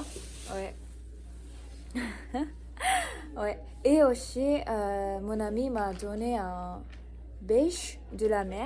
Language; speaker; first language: French; non-native, learner; Japanese